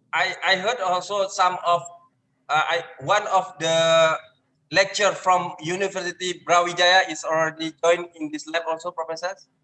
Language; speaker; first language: English; non-native, learner; Indonesian